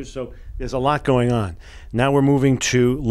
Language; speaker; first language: English; native; English